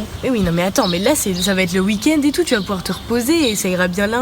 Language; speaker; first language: French; native; French